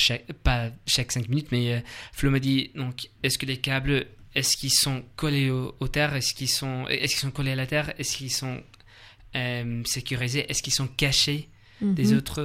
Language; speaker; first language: French; non-native, learner; English